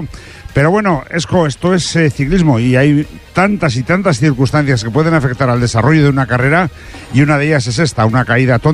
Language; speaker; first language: Spanish; native; Spanish